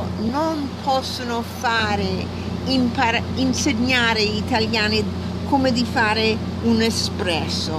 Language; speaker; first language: Italian; early bilingual, heritage; Italian